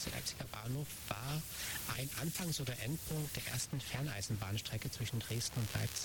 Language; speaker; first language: German; native; German